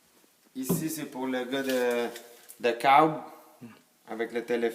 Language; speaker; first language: French; native; French